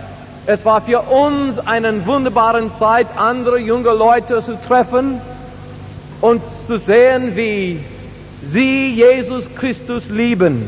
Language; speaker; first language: German; non-native, learner; English